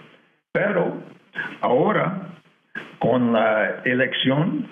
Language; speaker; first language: Spanish; non-native, fluent; English